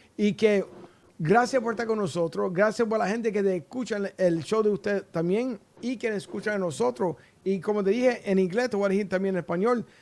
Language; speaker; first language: Spanish; non-native, learner; English